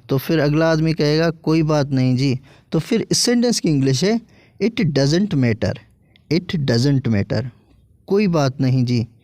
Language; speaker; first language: Urdu; native; Urdu